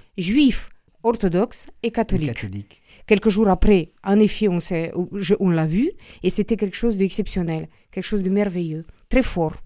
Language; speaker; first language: French; non-native, fluent; Romanian